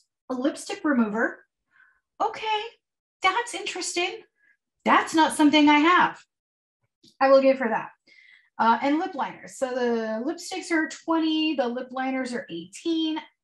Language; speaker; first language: English; native; English